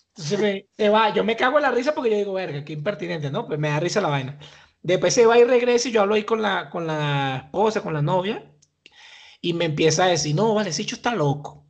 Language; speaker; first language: Spanish; native; Spanish